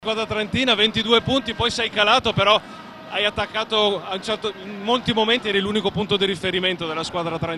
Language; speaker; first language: Italian; native; Italian